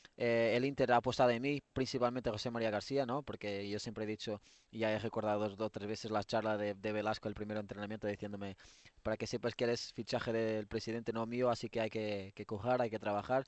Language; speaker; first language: Spanish; non-native, fluent; Portuguese